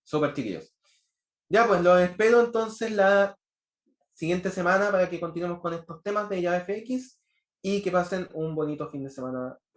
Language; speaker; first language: Spanish; native; Spanish